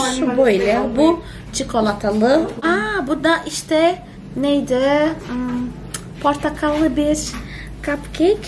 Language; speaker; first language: Turkish; non-native, fluent; Portuguese